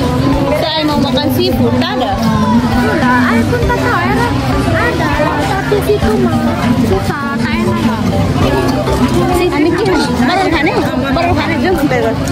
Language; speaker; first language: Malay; non-native, learner; Nepali